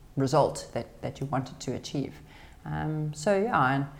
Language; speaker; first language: English; native; English